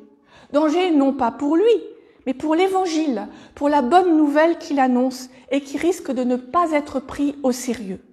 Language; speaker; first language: French; native; French